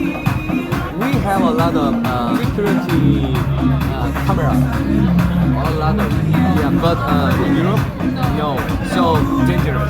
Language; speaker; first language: English; non-native, learner; Korean